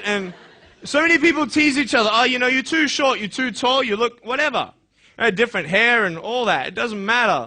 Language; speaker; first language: English; native; English